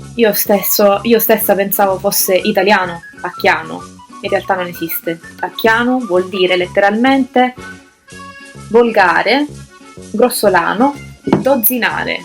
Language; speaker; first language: Italian; native; Italian